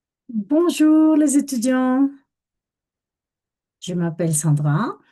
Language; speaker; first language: French; non-native, fluent; Spanish